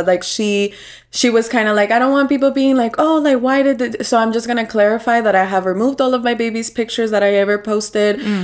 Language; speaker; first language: English; early bilingual, other home language; Spanish